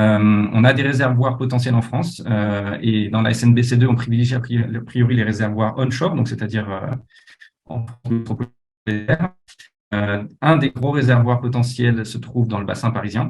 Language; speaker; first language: French; native; French